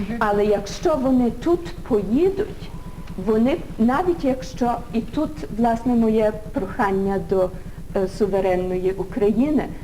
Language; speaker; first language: Ukrainian; early bilingual, heritage; Ukrainian